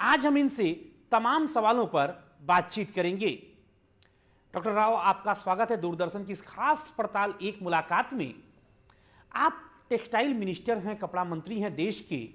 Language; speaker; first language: Hindi; native; Hindi